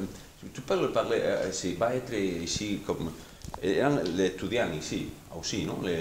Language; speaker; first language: French; non-native, learner; Spanish